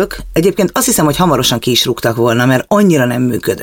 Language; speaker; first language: Hungarian; native; Hungarian